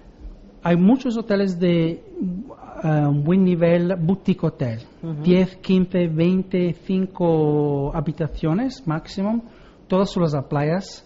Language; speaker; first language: Spanish; non-native, learner; Italian